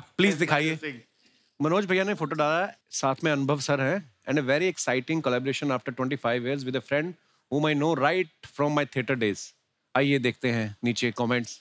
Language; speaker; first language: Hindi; non-native, local second language; Punjabi